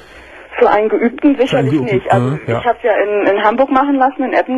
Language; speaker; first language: German; native; German